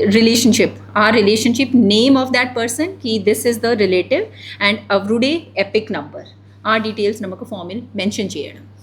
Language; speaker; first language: English; non-native, local second language; Hindi